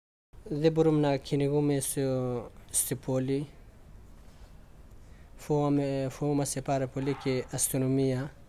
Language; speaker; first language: Greek; non-native, learner; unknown